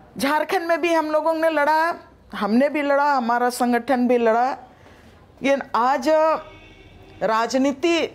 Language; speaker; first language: Hindi; non-native, local second language; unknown